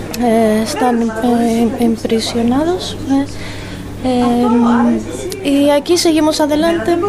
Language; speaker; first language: Spanish; non-native, fluent; Greek